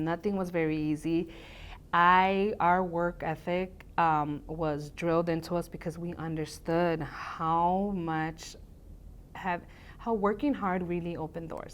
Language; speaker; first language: English; early bilingual, other home language; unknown